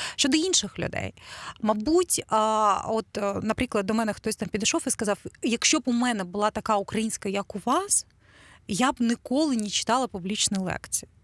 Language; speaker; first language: Ukrainian; non-native, local second language; Russian